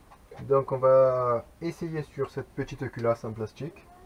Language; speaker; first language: French; native; French